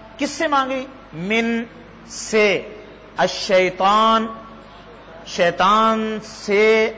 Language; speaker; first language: Urdu; native; Urdu